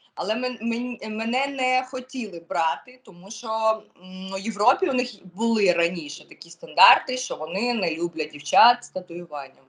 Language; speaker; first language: Ukrainian; non-native, local second language; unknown